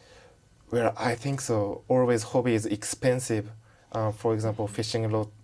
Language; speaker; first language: English; non-native, learner; Japanese